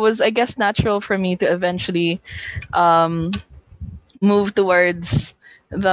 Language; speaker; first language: English; non-native, local second language; Hiligaynon